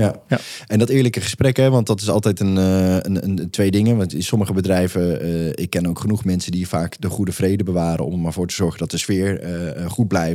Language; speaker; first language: Dutch; native; Dutch